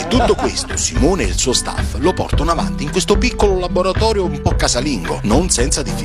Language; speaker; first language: Italian; native; Italian